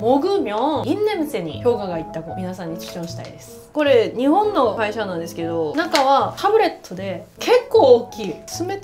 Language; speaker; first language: Korean; non-native, fluent; Japanese